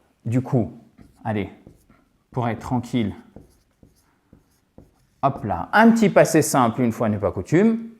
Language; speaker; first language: French; native; French